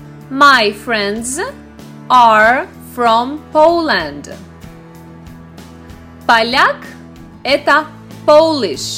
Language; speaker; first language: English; non-native, fluent; Russian